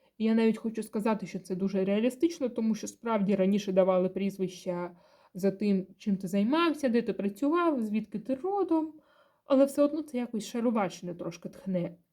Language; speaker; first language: Ukrainian; non-native, local second language; Russian